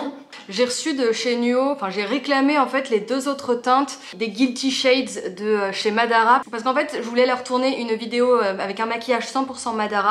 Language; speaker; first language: French; native; French